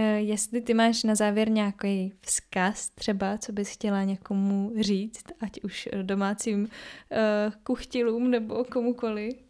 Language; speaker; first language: Czech; native; Czech